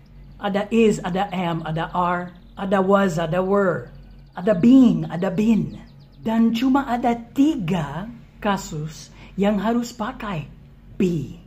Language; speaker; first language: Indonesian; non-native, fluent; English